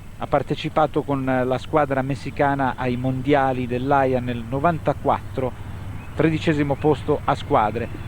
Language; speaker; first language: Italian; native; Italian